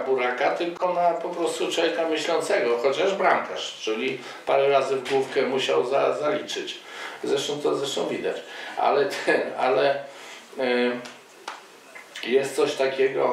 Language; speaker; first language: Polish; native; Polish